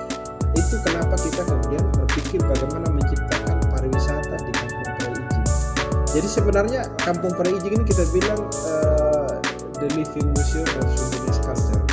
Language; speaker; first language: Indonesian; non-native, local second language; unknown